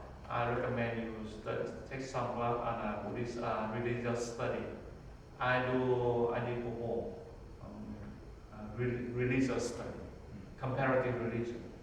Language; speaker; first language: English; non-native, learner; Vietnamese